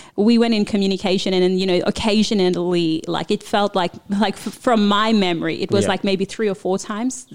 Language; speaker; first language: English; early bilingual, other home language; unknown